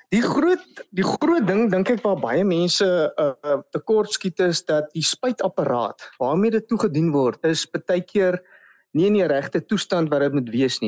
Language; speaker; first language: Afrikaans; native; Afrikaans